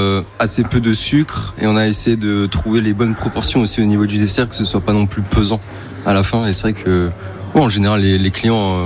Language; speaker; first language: French; native; French